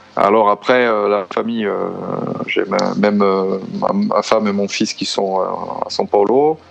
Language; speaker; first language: French; non-native, fluent; Portuguese